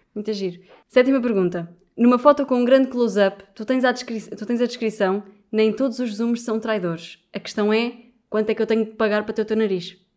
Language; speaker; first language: Portuguese; native; Portuguese